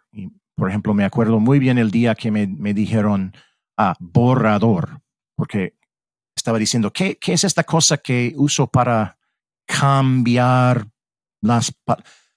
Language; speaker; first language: Spanish; early bilingual, heritage; English